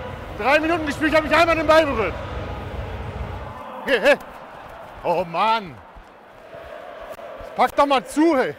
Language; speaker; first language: German; native; German